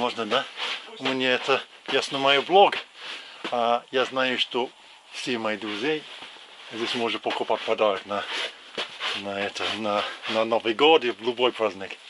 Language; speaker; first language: Russian; non-native, fluent; English